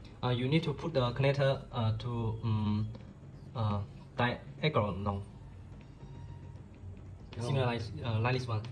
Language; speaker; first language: English; non-native, learner; Chinese